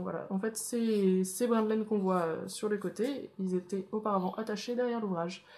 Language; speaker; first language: French; native; French